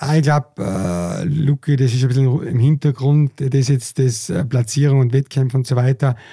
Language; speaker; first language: German; native; German